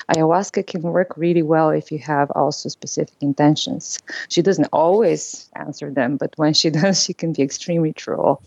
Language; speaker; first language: English; non-native, fluent; Bulgarian